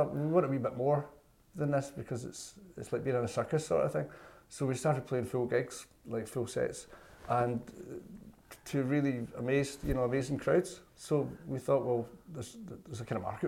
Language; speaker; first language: English; native; English